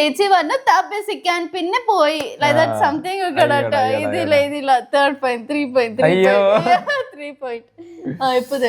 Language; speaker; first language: Malayalam; non-native, learner; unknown